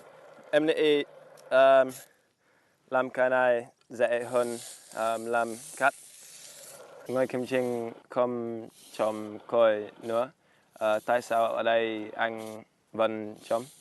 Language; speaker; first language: Vietnamese; non-native, learner; English